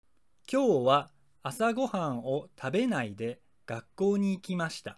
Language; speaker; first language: Japanese; non-native, fluent; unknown